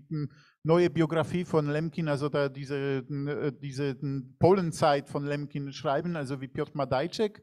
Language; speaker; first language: German; non-native, fluent; Polish